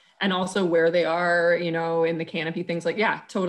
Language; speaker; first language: English; native; English